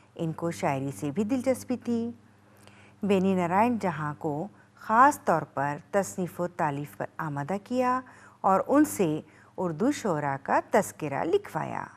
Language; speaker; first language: Urdu; native; Urdu